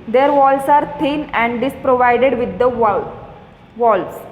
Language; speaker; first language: English; non-native, local second language; Marathi